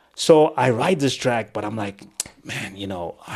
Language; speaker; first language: English; non-native, local second language; Shona